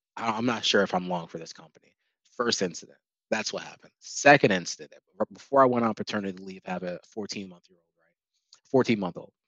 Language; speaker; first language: English; native; English